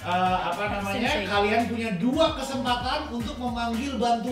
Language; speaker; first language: Indonesian; native; Indonesian